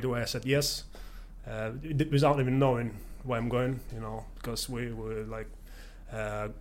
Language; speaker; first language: English; non-native, fluent; Latvian